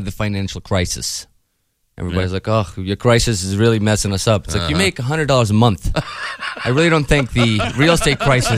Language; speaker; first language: English; non-native, fluent; Russian